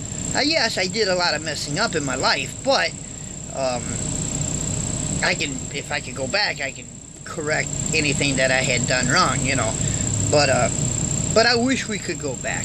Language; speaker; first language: English; native; English